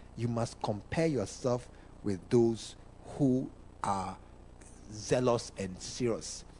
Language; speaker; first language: English; non-native, local second language; Akan